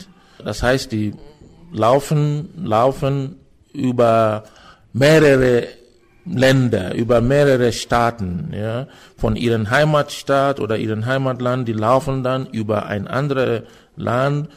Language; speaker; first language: German; non-native, fluent; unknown